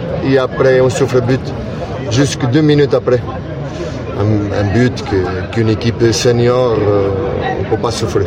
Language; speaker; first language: French; non-native, learner; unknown